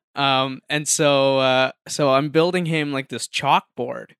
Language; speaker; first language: English; non-native, local second language; Hindi